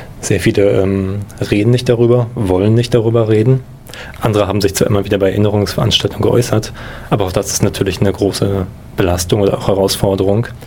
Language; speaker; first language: German; native; German